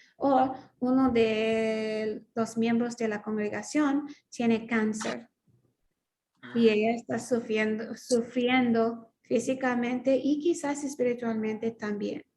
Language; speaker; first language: Spanish; non-native, fluent; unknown